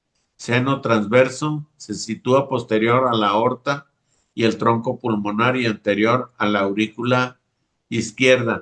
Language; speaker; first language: Spanish; native; Spanish